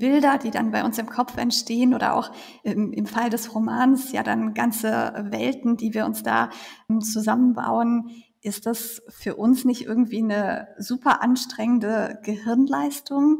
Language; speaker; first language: German; native; German